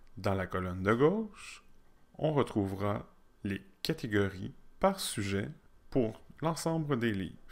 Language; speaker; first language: French; native; French